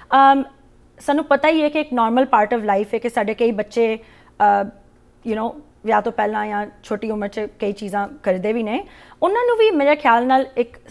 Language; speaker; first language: Punjabi; early bilingual, heritage; Punjabi